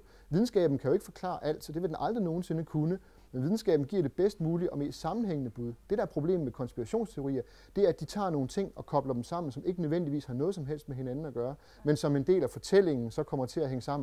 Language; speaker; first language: Danish; native; Danish